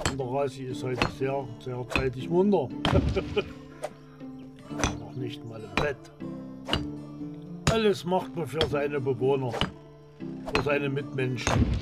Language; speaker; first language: German; native; German